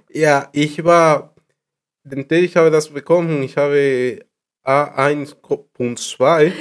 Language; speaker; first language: German; non-native, learner; Spanish